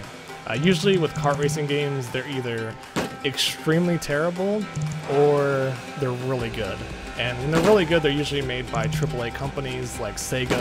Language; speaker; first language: English; native; English